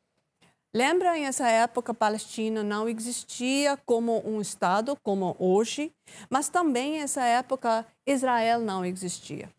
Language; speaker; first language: Portuguese; non-native, learner; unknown